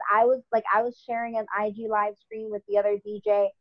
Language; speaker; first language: English; native; English